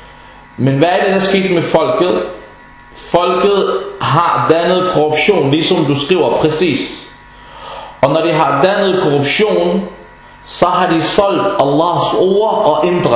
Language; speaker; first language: Danish; early bilingual, other home language; Arabic